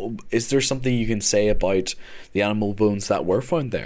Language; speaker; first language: English; native; English